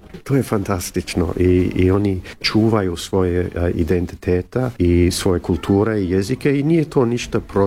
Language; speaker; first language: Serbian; early bilingual, heritage; Serbian